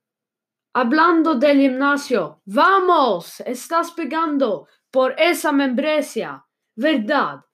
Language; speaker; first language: Spanish; non-native, learner; Swedish